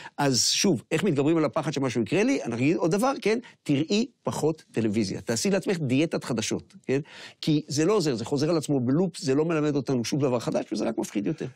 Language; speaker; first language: Hebrew; native; Hebrew